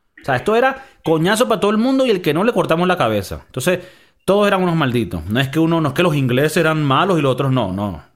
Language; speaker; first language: Spanish; native; Spanish